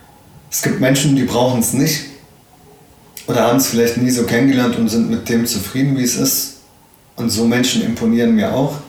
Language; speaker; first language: German; early bilingual, other home language; Arabic